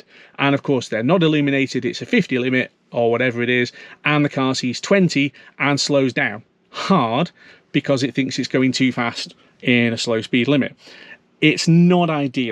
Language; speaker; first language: English; native; English